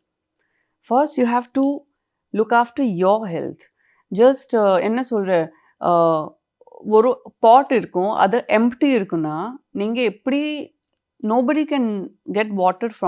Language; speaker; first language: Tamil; non-native, fluent; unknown